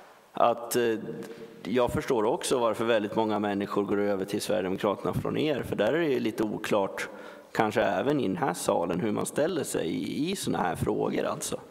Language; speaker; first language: Swedish; native; Swedish